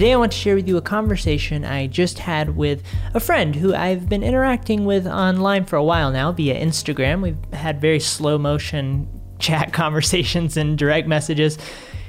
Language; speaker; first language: English; native; English